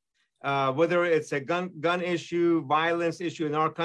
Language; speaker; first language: English; non-native, fluent; Persian